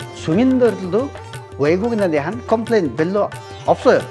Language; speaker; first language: Korean; non-native, fluent; Bangla